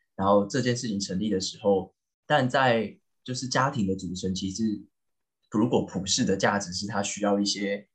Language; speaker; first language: Chinese; native; Chinese